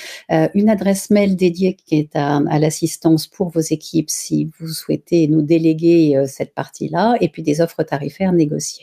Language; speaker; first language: French; native; French